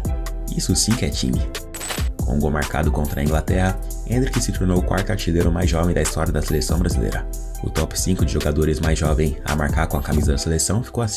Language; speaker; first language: Portuguese; native; Portuguese